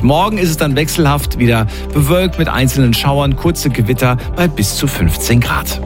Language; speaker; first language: German; native; German